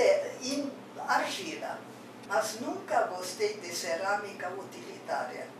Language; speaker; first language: Portuguese; non-native, fluent; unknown